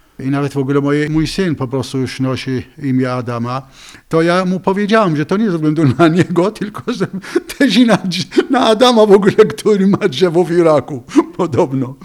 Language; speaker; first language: Polish; non-native, fluent; Arabic